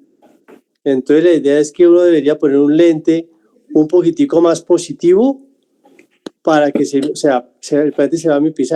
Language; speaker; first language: Spanish; native; Spanish